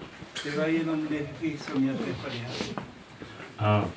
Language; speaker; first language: Swedish; non-native, fluent; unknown